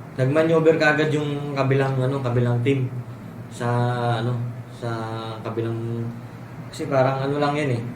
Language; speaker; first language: Filipino; native; Filipino